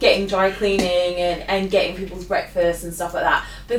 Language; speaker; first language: English; native; English